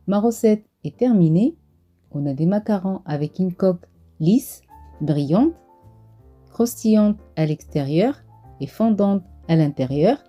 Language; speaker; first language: French; non-native, local second language; Arabic